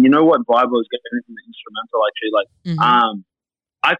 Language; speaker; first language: English; native; English